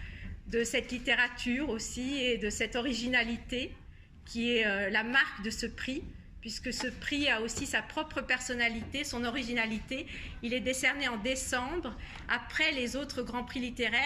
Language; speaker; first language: French; native; French